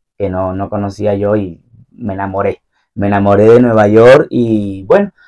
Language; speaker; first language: Spanish; native; Spanish